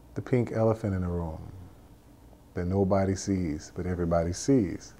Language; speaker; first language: English; native; English